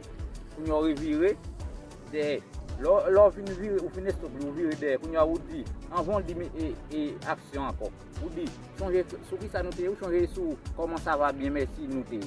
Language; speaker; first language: French; non-native, learner; Haitian Creole